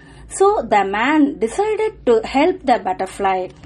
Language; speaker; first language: English; non-native, local second language; Tamil